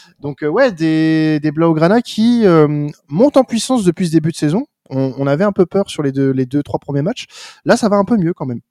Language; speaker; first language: French; native; French